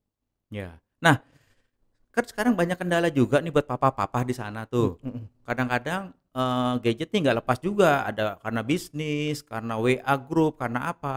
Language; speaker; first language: Indonesian; native; Indonesian